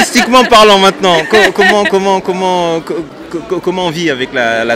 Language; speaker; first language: French; native; French